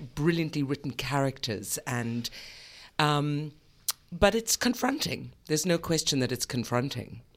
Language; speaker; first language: English; native; English